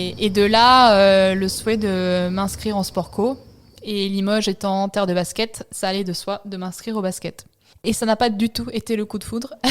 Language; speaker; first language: French; early bilingual, other home language; Italian